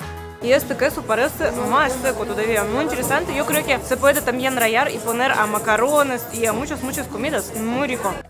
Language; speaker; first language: Spanish; non-native, fluent; Russian